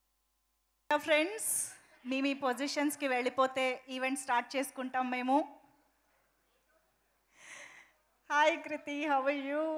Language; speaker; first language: Telugu; native; Telugu